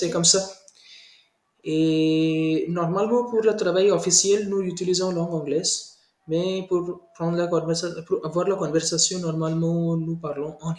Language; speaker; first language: French; non-native, learner; Hindi